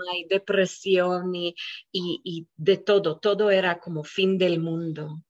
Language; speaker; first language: Spanish; non-native, fluent; Hebrew